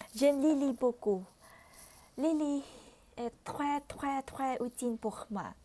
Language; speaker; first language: French; non-native, learner; Vietnamese